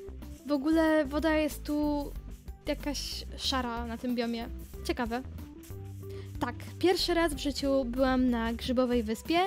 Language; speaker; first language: Polish; native; Polish